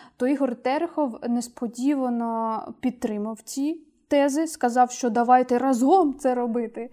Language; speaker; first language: Ukrainian; native; Ukrainian